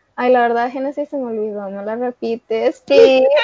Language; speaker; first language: Spanish; early bilingual, heritage; Spanish